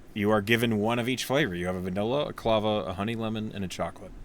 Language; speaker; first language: English; native; English